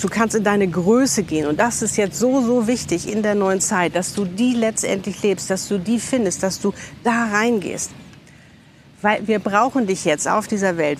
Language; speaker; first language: German; native; German